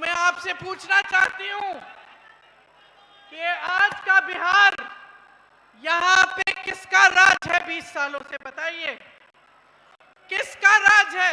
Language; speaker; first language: Hindi; native; Hindi